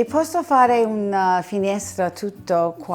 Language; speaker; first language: Italian; non-native, learner; English